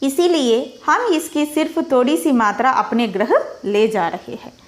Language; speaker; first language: Hindi; non-native, local second language; Telugu